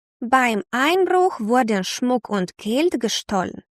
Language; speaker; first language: German; non-native, fluent; Ukrainian